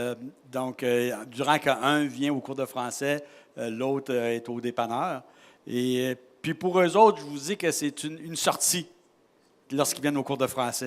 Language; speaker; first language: French; native; French